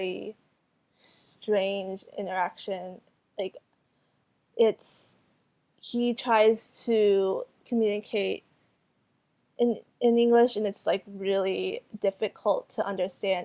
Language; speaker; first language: English; early bilingual, other home language; Cantonese